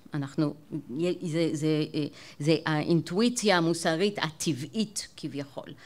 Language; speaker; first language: Hebrew; non-native, fluent; French